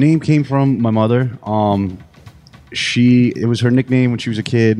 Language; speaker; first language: English; native; English